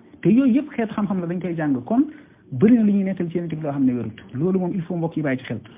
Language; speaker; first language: Wolof; non-native, local second language; Fula